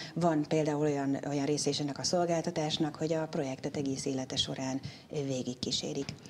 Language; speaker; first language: Hungarian; native; Hungarian